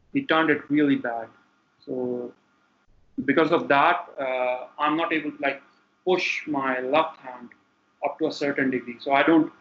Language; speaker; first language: English; non-native, local second language; Punjabi